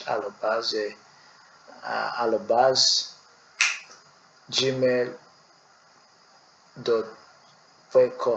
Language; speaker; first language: French; non-native, learner; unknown